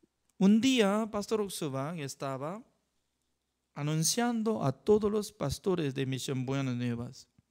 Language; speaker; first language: Spanish; non-native, fluent; Korean